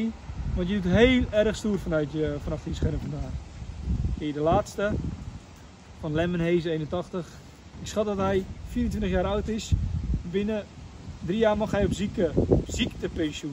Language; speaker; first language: Dutch; native; Dutch